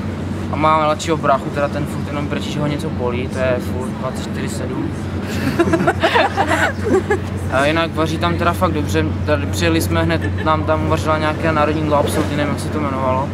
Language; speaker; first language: Czech; native; Czech